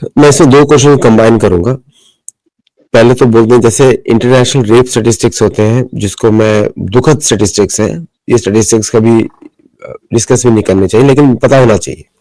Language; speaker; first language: Hindi; non-native, local second language; Marathi